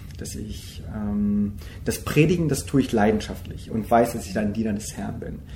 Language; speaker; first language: German; early bilingual, other home language; Korean